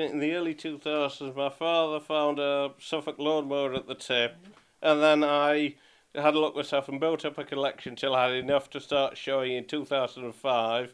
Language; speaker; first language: English; native; English